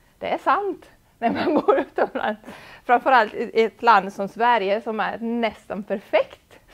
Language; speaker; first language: Swedish; non-native, fluent; Italian